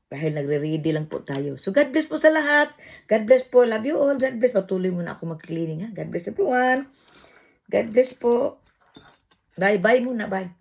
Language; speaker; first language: Filipino; non-native, local second language; Cebuano